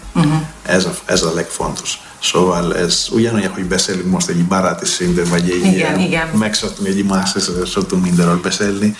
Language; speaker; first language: Hungarian; non-native, learner; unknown